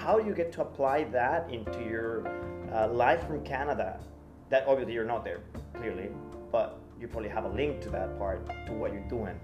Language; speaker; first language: English; non-native, fluent; Spanish